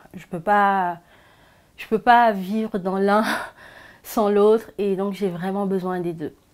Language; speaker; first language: French; non-native, local second language; Wolof